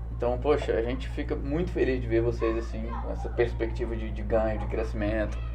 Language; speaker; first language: Portuguese; native; Portuguese